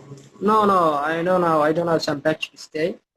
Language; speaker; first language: English; non-native, learner; Somali